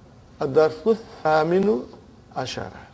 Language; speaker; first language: Arabic; non-native, fluent; Bangla